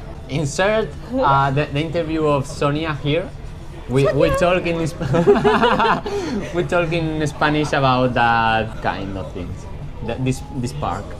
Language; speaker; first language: English; non-native, learner; Spanish